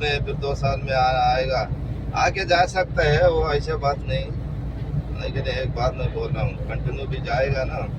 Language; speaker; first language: Hindi; non-native, local second language; Telugu